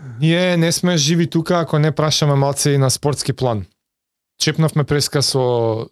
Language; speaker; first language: Macedonian; native; Macedonian